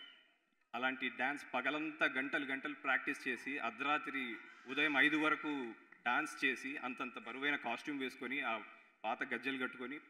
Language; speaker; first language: Telugu; native; Telugu